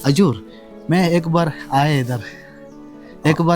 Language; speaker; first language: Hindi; non-native, local second language; Malayalam